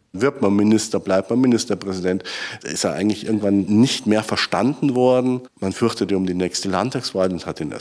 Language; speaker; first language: German; native; German